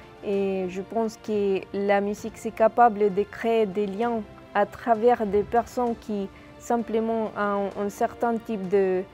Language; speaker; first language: French; non-native, fluent; Spanish